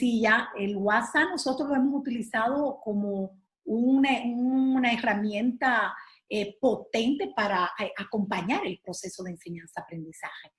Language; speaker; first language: Spanish; native; Spanish